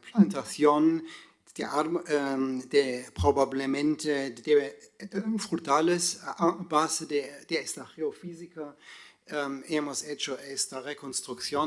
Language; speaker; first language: Spanish; non-native, fluent; German